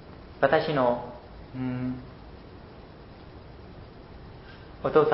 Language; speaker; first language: Japanese; non-native, learner; Khmer